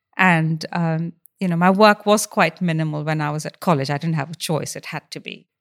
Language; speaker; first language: English; non-native, local second language; Hindi